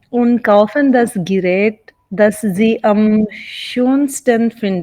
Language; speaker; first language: German; non-native, learner; Urdu